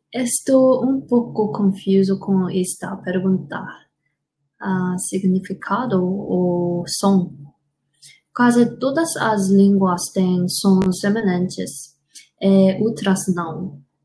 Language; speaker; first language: Portuguese; non-native, learner; Korean